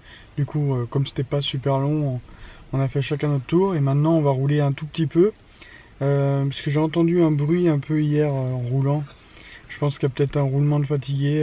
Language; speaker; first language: French; native; French